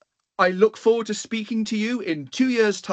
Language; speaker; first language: English; native; English